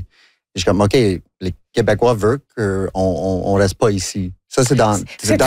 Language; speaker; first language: French; non-native, local second language; English